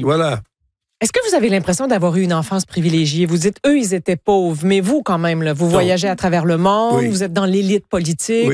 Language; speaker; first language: French; native; French